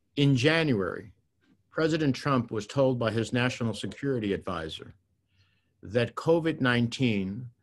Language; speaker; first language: English; early bilingual, other home language; Spanish